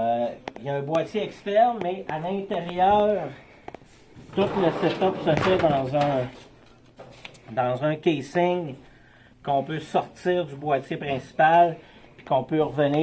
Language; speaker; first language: French; native; French